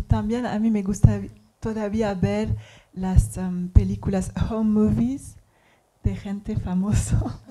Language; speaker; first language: Spanish; non-native, learner; English